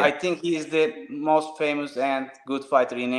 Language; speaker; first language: English; non-native, learner; Turkish